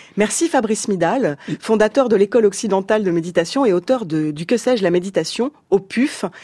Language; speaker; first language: French; native; French